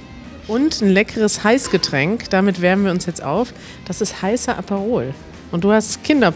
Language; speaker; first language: German; native; German